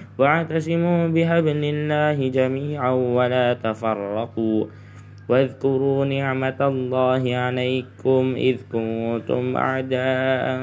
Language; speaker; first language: Arabic; non-native, learner; Indonesian